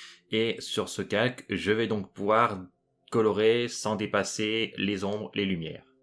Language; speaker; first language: French; native; French